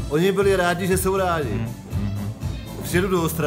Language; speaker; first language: Czech; non-native, local second language; Polish